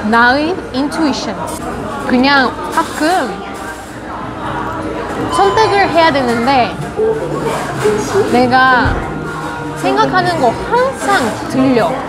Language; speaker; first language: Korean; non-native, fluent; Russian